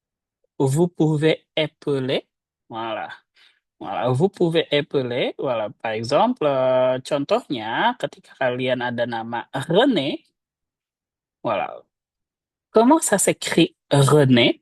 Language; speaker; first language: French; non-native, fluent; Indonesian